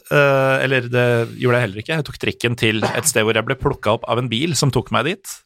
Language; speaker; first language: Norwegian; native; Norwegian